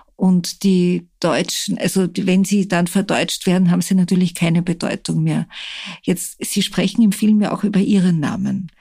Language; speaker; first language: German; native; German